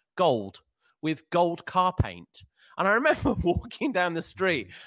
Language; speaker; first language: English; native; English